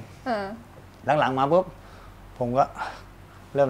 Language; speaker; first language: Thai; native; Thai